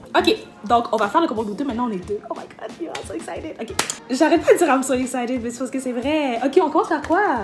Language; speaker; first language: French; native; French